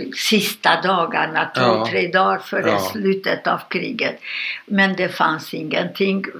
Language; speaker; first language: Swedish; non-native, fluent; Romanian